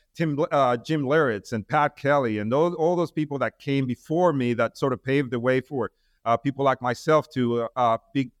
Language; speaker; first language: English; non-native, fluent; Spanish